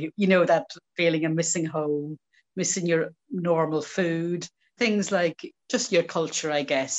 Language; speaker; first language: English; native; English